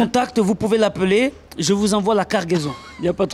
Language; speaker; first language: French; native; French